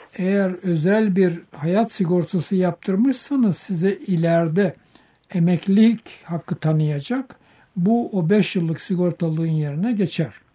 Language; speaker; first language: Turkish; native; Turkish